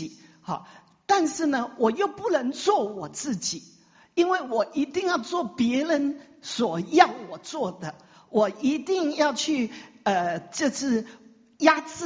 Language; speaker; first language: Chinese; native; Chinese